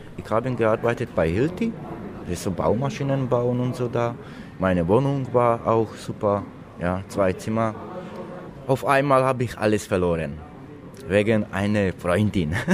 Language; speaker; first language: German; non-native, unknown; Slovak